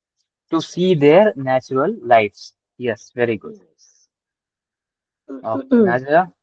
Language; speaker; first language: English; non-native, local second language; Hindi